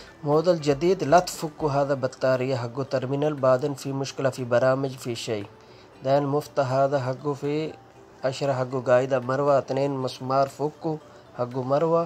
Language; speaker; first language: Arabic; non-native, learner; Urdu